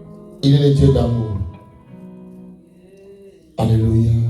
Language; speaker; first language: French; non-native, local second language; Lingala